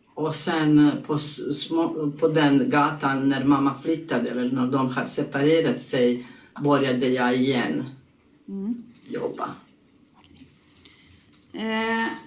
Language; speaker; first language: Swedish; non-native, learner; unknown